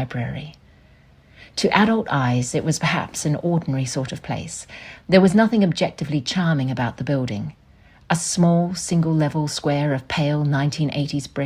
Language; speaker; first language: English; native; English